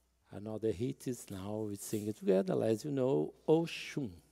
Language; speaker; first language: English; non-native, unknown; Portuguese